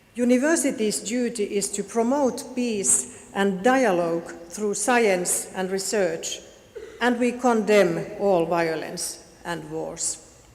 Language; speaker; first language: English; non-native, fluent; Finnish